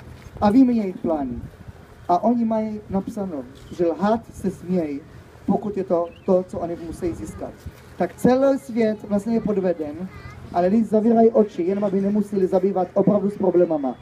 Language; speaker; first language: Czech; early bilingual, heritage; Czech